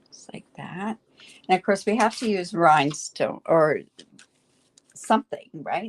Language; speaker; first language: English; native; English